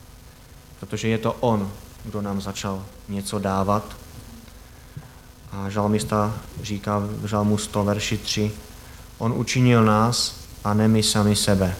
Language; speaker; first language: Czech; native; Czech